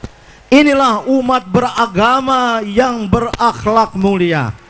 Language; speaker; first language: Indonesian; native; Indonesian